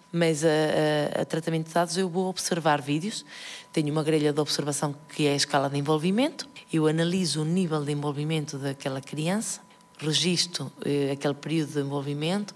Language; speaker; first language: Portuguese; early bilingual, heritage; Portuguese